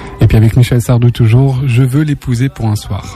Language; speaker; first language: French; native; French